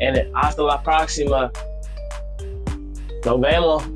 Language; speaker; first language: Spanish; non-native, learner; English